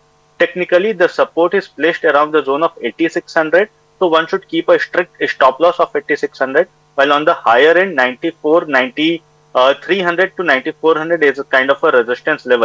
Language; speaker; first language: English; non-native, local second language; Hindi